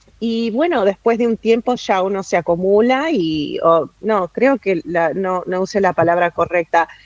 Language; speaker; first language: Spanish; early bilingual, heritage; Spanish